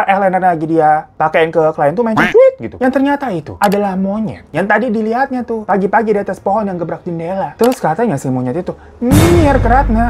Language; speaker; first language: Indonesian; native; Indonesian